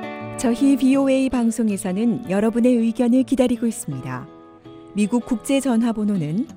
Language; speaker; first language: Korean; native; Korean